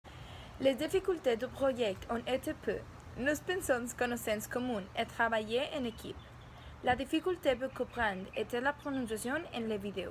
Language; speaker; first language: French; non-native, learner; Spanish